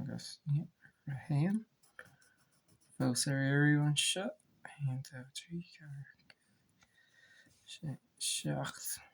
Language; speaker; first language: Irish; non-native, local second language; English